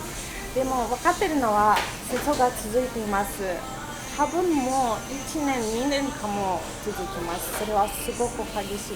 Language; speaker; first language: Japanese; non-native, fluent; Russian